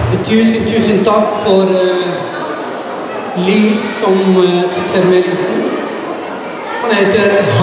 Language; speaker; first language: Norwegian; non-native, learner; Arabic